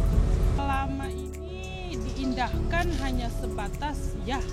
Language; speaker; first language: Indonesian; native; Indonesian